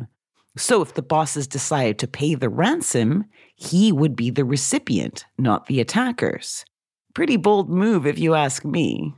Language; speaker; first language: English; native; English